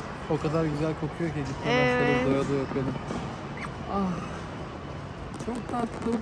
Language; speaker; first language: Turkish; native; Turkish